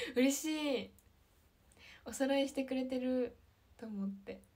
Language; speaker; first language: Japanese; native; Japanese